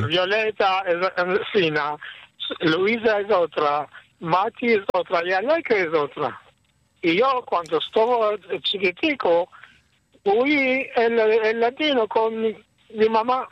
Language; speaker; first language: Spanish; early bilingual, heritage; Ladino